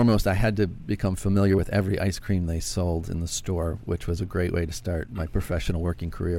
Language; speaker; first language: English; native; English